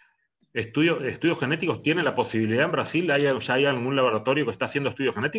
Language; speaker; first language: Spanish; native; Spanish